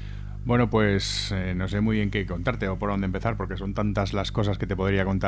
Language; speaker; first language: Spanish; native; Spanish